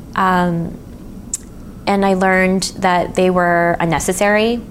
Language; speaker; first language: English; native; English